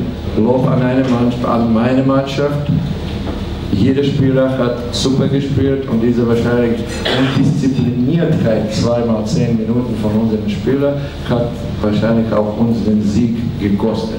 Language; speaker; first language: German; non-native, learner; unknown